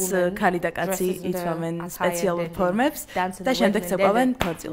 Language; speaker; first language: Georgian; non-native, fluent; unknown